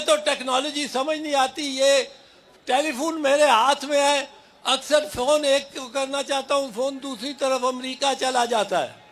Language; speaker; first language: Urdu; non-native, local second language; Punjabi